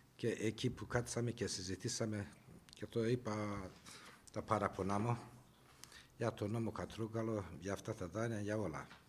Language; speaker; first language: Greek; non-native, fluent; Russian